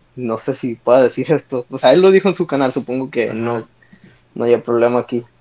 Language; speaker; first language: Spanish; native; Spanish